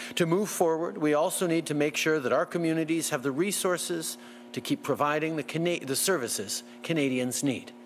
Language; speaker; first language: English; early bilingual, other home language; French